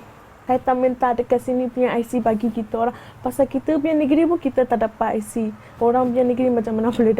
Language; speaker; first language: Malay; non-native, fluent; Rohingya